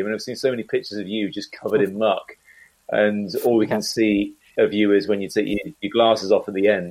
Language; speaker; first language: English; native; English